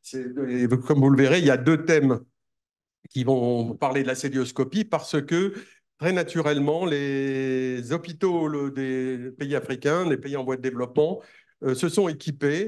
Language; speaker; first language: French; native; French